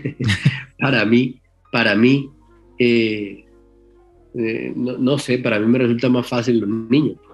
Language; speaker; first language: Spanish; native; Spanish